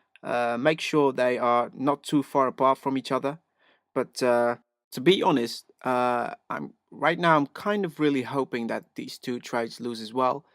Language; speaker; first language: English; native; English